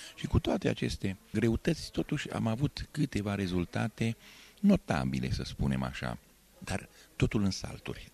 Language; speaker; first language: Romanian; non-native, local second language; Hungarian